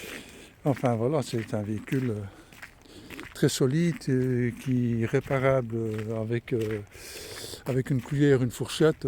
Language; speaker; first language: French; native; French